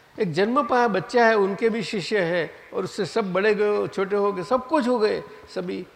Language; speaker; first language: Hindi; non-native, local second language; Gujarati